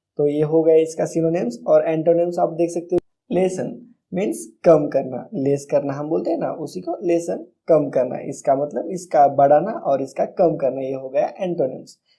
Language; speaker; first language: Hindi; non-native, local second language; Marathi